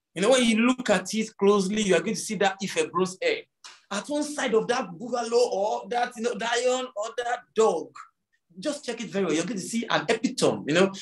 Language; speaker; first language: English; non-native, local second language; Yoruba